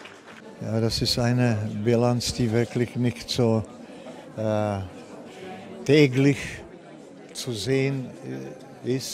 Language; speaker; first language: German; non-native, fluent; Czech